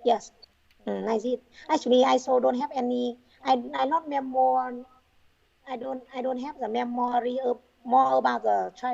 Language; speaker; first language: English; non-native, learner; Vietnamese